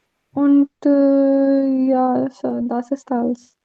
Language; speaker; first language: German; non-native, learner; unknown